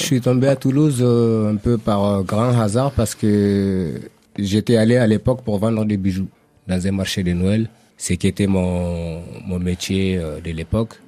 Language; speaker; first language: French; non-native, local second language; Tamasheq